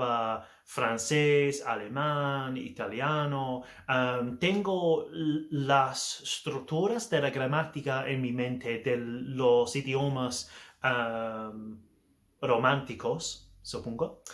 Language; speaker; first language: Spanish; non-native, learner; English